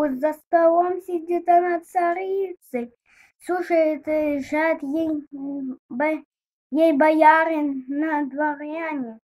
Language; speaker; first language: Russian; native; Russian